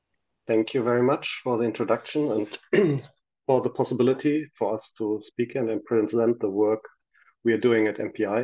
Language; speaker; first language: English; non-native, fluent; German